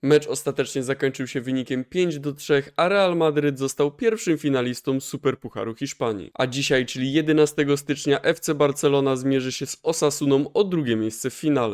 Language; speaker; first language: Polish; native; Polish